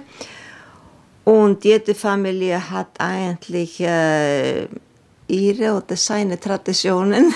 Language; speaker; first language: German; non-native, fluent; Icelandic